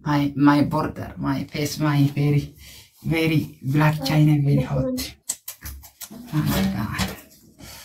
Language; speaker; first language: English; non-native, learner; Amharic